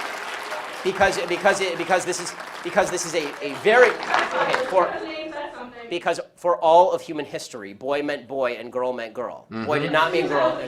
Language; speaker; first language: English; native; English